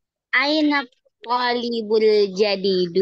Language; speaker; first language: Arabic; non-native, learner; Indonesian